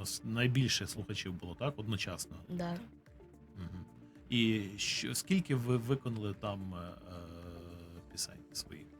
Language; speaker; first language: Ukrainian; native; Ukrainian